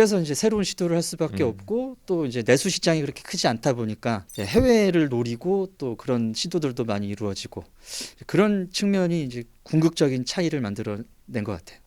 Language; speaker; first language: Korean; native; Korean